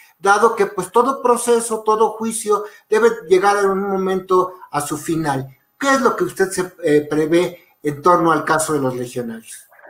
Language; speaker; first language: Spanish; native; Spanish